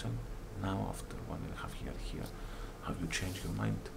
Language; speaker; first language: English; non-native, fluent; Greek